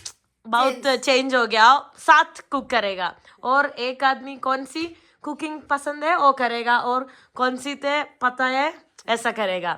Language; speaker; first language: Hindi; non-native, learner; Malayalam